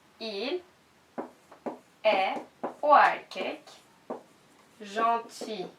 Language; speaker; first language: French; non-native, fluent; Turkish